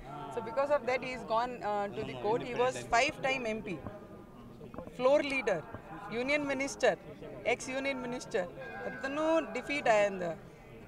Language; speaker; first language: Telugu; non-native, learner; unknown